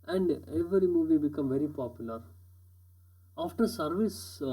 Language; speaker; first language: English; non-native, local second language; Kannada